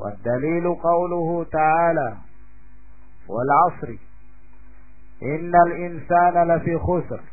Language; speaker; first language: Arabic; non-native, fluent; Indonesian